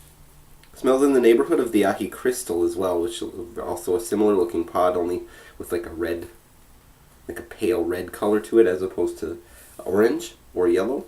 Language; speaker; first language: English; native; English